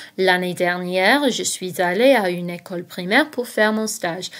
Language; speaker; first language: French; non-native, fluent; English